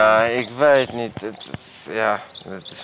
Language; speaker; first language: Dutch; non-native, learner; Polish